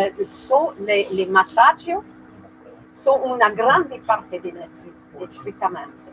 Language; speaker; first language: Italian; non-native, learner; French